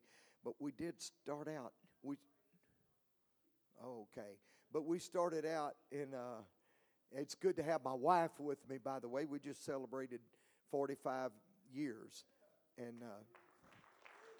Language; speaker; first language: English; native; English